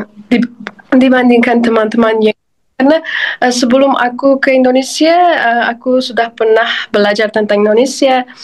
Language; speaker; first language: Indonesian; non-native, fluent; Uzbek